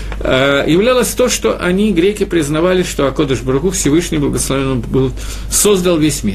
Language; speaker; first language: Russian; native; Russian